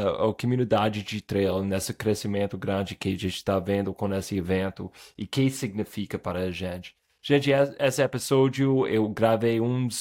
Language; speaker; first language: Portuguese; non-native, fluent; English